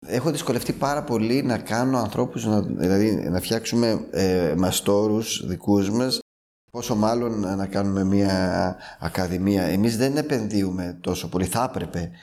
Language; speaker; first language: Greek; native; Greek